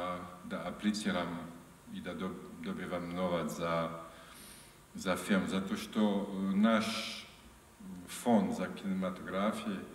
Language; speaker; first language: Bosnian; non-native, learner; French